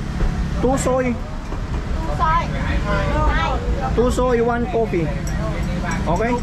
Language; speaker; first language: English; non-native, local second language; Filipino